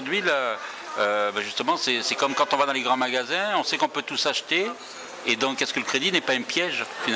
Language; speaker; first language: French; native; French